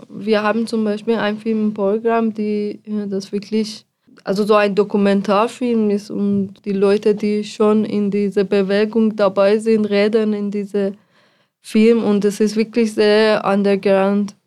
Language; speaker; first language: German; non-native, fluent; Persian